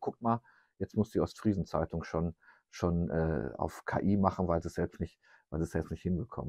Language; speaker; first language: German; native; German